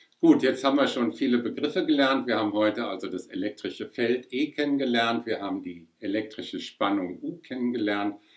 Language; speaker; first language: German; native; German